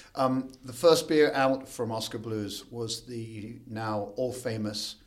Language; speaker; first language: English; native; English